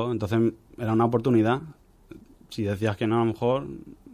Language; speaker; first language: Spanish; native; Spanish